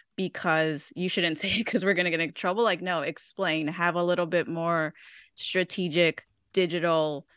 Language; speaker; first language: English; early bilingual, other home language; Spanish